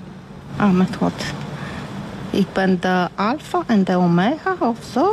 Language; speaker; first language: Dutch; non-native, learner; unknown